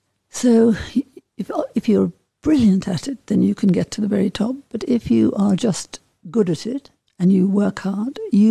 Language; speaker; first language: English; native; English